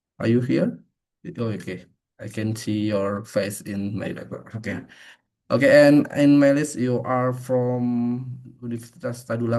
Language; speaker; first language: English; non-native, fluent; Indonesian